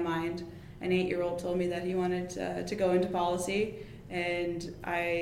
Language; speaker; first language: English; native; English